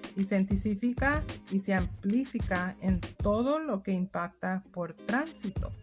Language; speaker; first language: Spanish; non-native, fluent; English